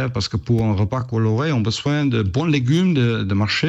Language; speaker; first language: French; non-native, fluent; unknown